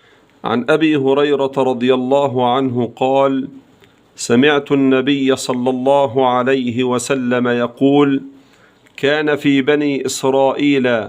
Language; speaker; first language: Arabic; native; Arabic